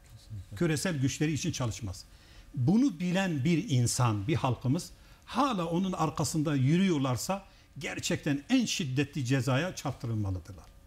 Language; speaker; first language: Turkish; non-native, local second language; Kurdish